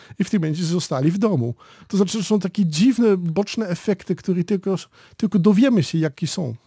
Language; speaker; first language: Polish; non-native, learner; Dutch